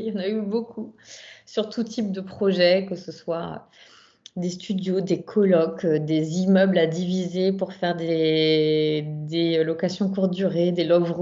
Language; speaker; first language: French; native; French